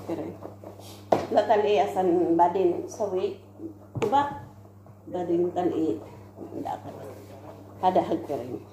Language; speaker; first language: Arabic; non-native, learner; Filipino